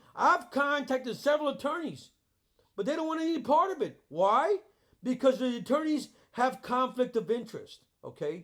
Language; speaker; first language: English; native; English